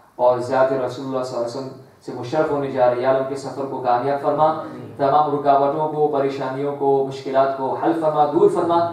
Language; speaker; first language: Urdu; early bilingual, other home language; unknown